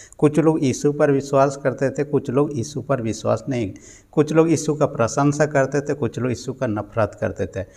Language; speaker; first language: Hindi; native; Hindi